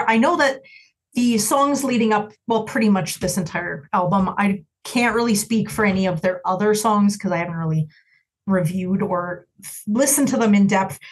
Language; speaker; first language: English; native; English